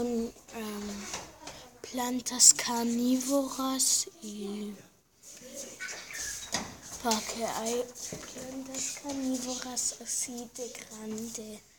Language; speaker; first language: Spanish; early bilingual, heritage; Spanish